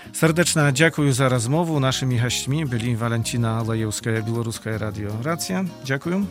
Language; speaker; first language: Belarusian; native; Belarusian